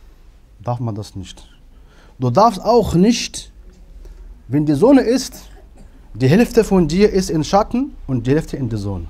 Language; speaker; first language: German; non-native, fluent; Arabic